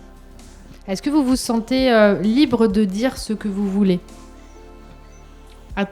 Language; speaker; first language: French; native; French